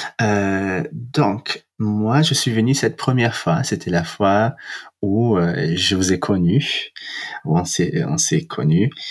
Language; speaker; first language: French; non-native, fluent; Portuguese